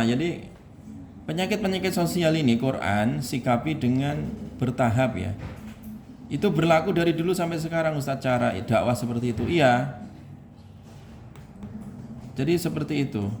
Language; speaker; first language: Indonesian; native; Indonesian